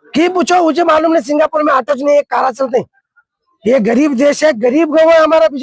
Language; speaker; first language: Hindi; non-native, local second language; Kannada